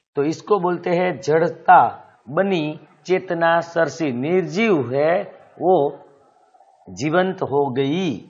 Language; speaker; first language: Hindi; non-native, local second language; Gujarati